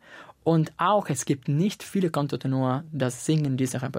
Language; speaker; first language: German; non-native, fluent; Italian